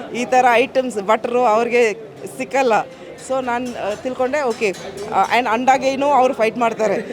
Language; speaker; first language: Kannada; non-native, fluent; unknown